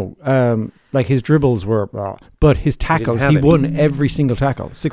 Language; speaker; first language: English; native; English